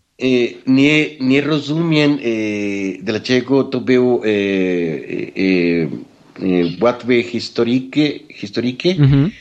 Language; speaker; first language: Polish; non-native, learner; Spanish